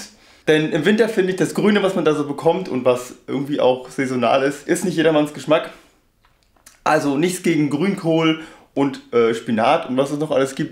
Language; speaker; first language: German; native; German